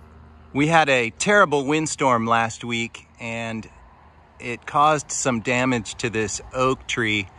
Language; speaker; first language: English; native; English